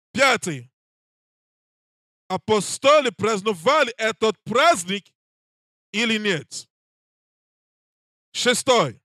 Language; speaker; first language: Russian; non-native, learner; English